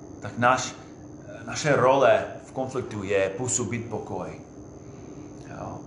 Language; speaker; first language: Czech; non-native, fluent; English